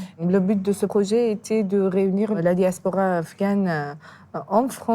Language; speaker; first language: French; non-native, fluent; Persian